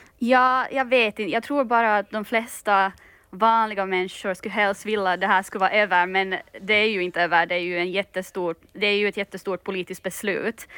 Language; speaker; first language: Swedish; native; Swedish